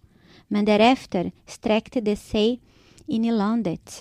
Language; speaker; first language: Swedish; non-native, fluent; Portuguese